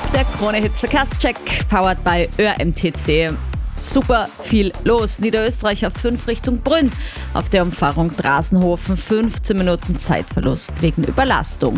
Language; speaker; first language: German; native; German